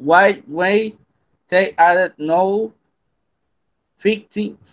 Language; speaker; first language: English; non-native, learner; Spanish